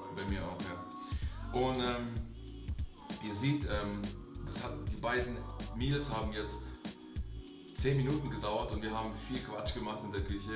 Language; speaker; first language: German; native; German